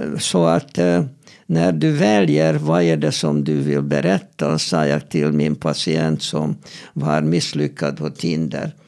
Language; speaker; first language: Swedish; non-native, fluent; Hungarian